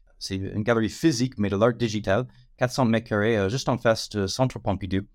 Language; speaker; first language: French; non-native, fluent; English